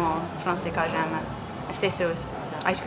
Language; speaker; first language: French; non-native, local second language; English